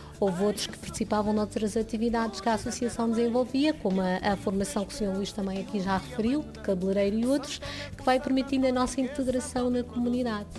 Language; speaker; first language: Portuguese; early bilingual, other home language; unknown